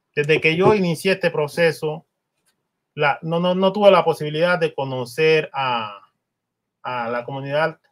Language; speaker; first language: Spanish; non-native, local second language; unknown